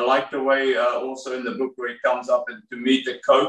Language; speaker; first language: English; native; English